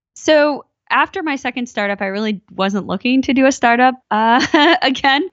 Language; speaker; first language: English; native; English